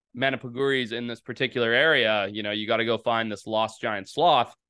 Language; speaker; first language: English; native; English